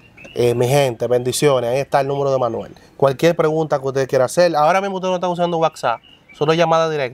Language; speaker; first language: Spanish; native; Spanish